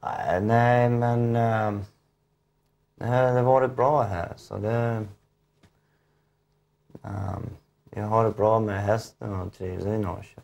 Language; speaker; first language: Swedish; non-native, fluent; English